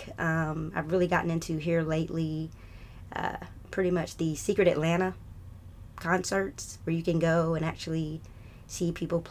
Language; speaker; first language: English; native; English